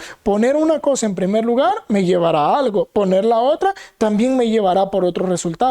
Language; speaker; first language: Spanish; native; Spanish